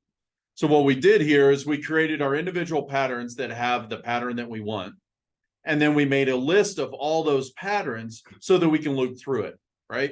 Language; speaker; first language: English; native; English